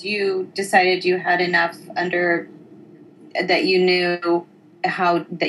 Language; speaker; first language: English; native; English